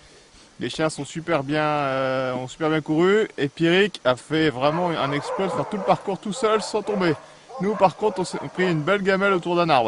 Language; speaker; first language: French; native; French